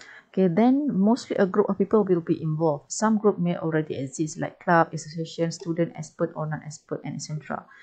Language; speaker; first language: English; non-native, local second language; Malay